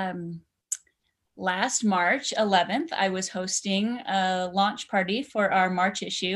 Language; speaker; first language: English; native; English